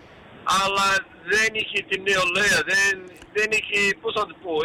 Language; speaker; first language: Greek; early bilingual, heritage; Greek